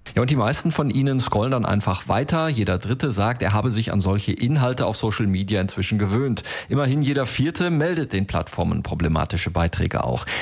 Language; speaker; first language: German; native; German